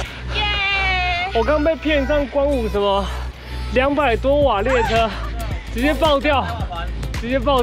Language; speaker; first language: Chinese; native; Chinese